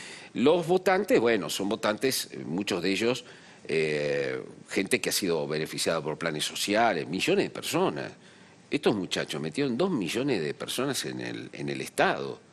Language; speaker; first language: Spanish; native; Spanish